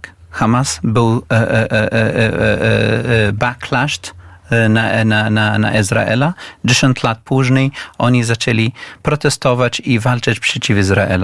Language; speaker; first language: Polish; non-native, fluent; Arabic